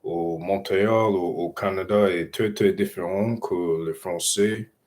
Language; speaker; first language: French; non-native, learner; English